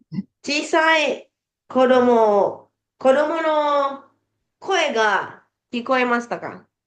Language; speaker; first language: Japanese; non-native, fluent; Indonesian